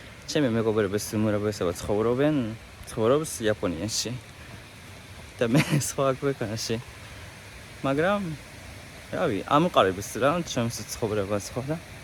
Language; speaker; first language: Georgian; non-native, learner; Japanese